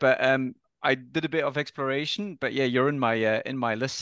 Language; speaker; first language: English; non-native, fluent; Dutch